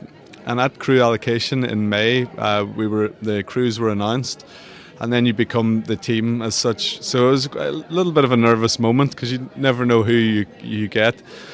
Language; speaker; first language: English; native; English